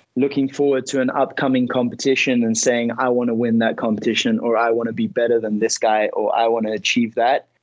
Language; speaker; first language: English; early bilingual, heritage; Spanish